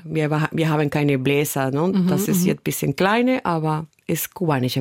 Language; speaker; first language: German; non-native, fluent; Spanish